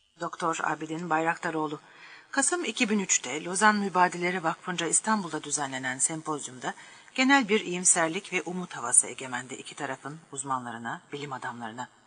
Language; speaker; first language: Turkish; native; Turkish